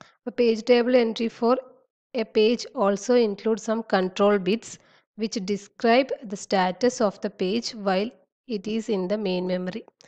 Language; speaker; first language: English; non-native, local second language; Malayalam